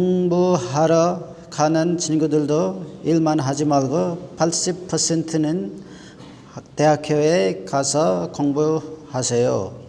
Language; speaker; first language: Korean; non-native, learner; Nepali